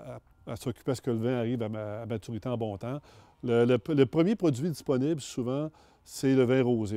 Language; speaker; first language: French; native; French